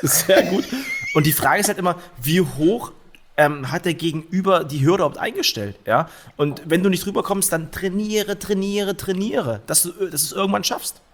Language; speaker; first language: German; native; German